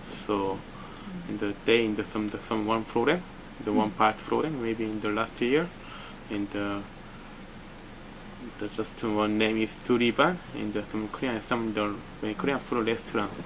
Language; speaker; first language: English; non-native, learner; Korean